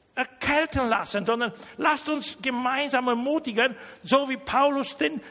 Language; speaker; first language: German; early bilingual, heritage; Romanian